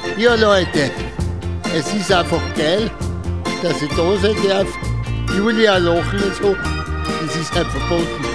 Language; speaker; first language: German; native; German